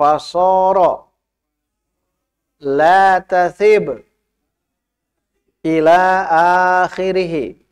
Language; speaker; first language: Arabic; non-native, fluent; Indonesian